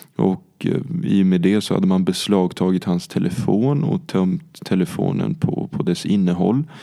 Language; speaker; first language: Swedish; early bilingual, other home language; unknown